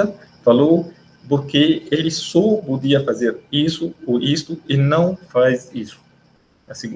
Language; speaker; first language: Portuguese; non-native, fluent; Arabic